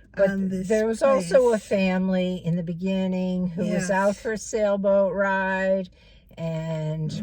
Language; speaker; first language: English; native; English